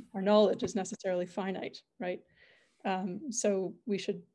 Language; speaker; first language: English; native; English